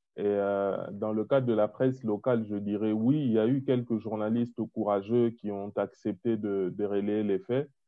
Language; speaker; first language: French; non-native, local second language; Lingala